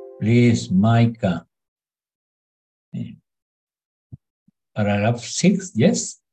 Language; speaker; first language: English; non-native, learner; Spanish